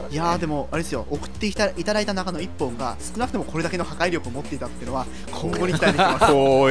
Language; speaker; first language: Japanese; native; Japanese